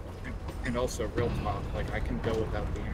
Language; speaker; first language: English; native; English